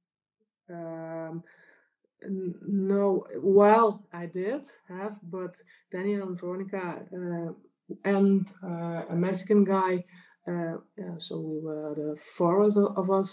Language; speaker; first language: English; non-native, fluent; Dutch